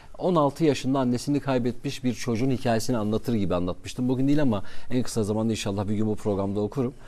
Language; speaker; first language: Turkish; non-native, local second language; Kurdish